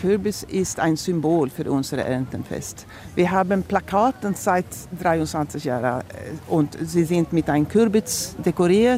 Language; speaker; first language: German; non-native, fluent; Swedish